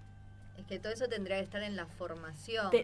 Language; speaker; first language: Spanish; native; Spanish